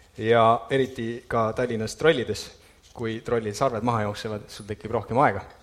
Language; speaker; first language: Estonian; native; Estonian